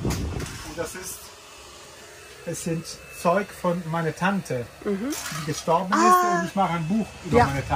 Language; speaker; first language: German; non-native, fluent; Italian